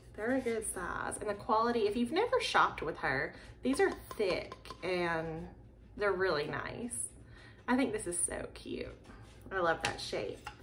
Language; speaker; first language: English; native; English